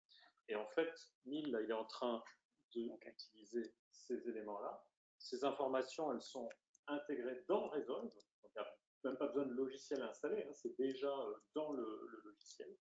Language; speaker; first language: French; native; French